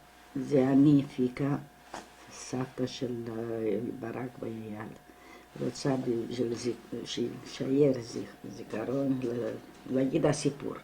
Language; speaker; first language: Hebrew; non-native, fluent; Romanian